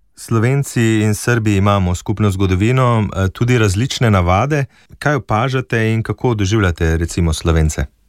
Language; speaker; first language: Slovenian; native; Slovenian